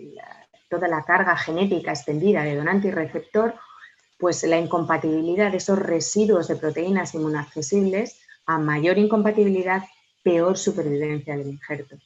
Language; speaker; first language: Spanish; native; Spanish